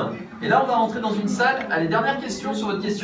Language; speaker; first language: French; native; French